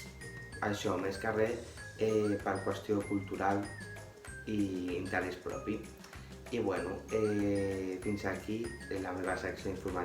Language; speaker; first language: Catalan; non-native, local second language; Spanish